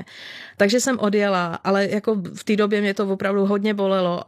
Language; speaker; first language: Czech; native; Czech